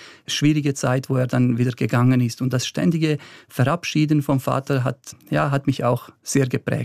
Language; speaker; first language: German; early bilingual, other home language; Bosnian